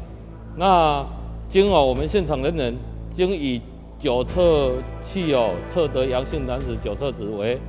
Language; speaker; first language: Chinese; native; Chinese